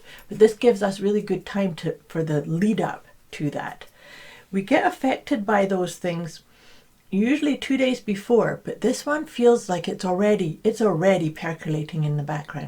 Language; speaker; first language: English; native; English